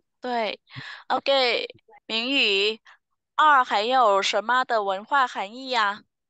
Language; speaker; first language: Chinese; non-native, fluent; Vietnamese